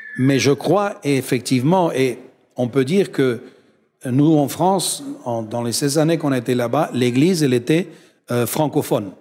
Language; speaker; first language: French; non-native, fluent; Spanish